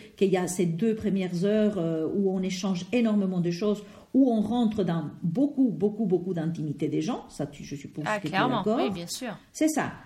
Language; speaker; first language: French; non-native, fluent; Spanish